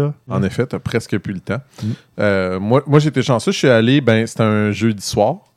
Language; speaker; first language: French; native; French